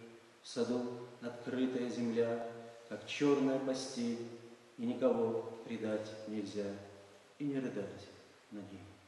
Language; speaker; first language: Russian; native; Russian